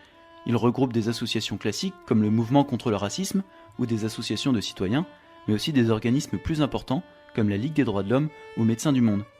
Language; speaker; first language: French; native; French